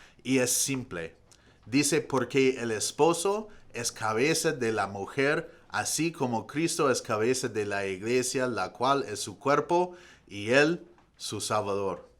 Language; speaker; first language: Spanish; non-native, fluent; English